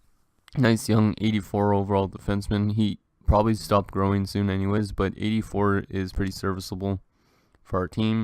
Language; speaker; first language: English; native; English